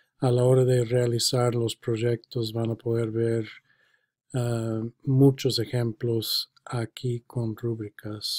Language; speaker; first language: Spanish; non-native, fluent; English